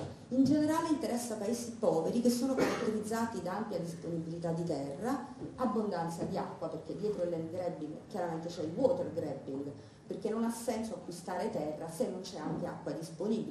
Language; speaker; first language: Italian; native; Italian